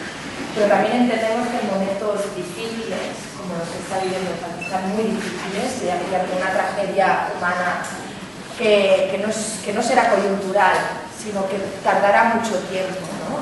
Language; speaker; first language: Spanish; native; Spanish